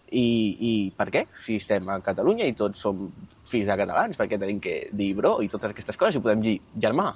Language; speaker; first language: Catalan; native; Catalan